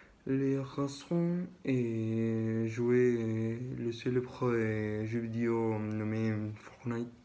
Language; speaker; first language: French; non-native, learner; Spanish